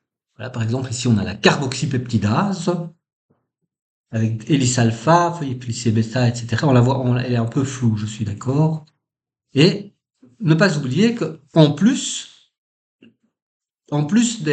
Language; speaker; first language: French; native; French